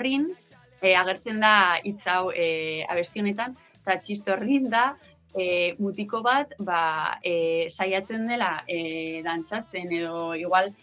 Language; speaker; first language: Basque; non-native, local second language; Spanish